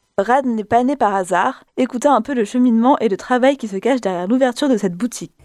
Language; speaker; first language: French; native; French